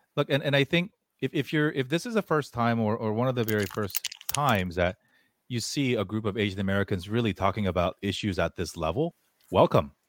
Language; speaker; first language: English; early bilingual, other home language; Korean